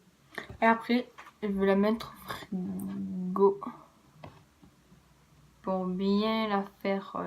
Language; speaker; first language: French; native; French